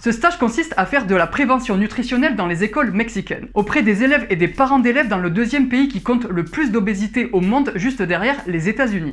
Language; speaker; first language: French; native; French